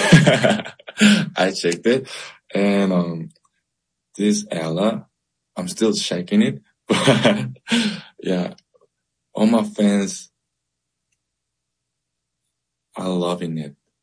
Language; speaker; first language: English; non-native, learner; Korean